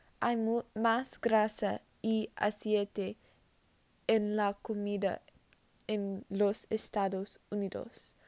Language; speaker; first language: Spanish; non-native, learner; English